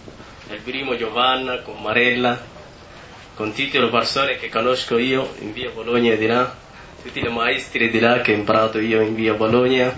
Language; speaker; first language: Italian; non-native, learner; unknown